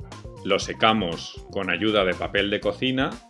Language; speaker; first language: Spanish; native; Spanish